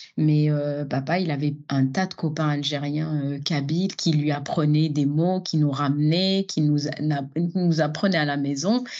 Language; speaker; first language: French; non-native, local second language; Arabic